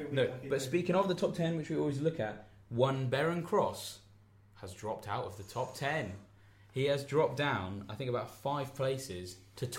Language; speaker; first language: English; native; English